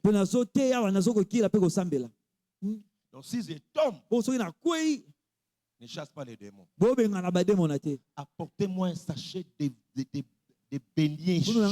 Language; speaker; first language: French; non-native, local second language; Lingala